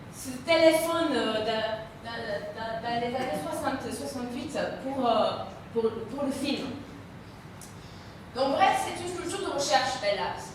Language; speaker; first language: French; non-native, fluent; Romanian